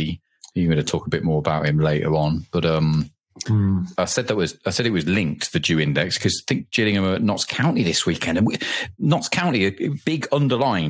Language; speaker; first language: English; native; English